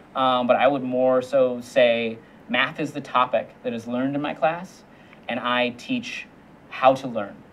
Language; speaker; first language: English; native; English